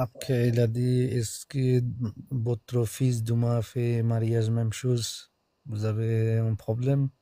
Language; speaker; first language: French; non-native, learner; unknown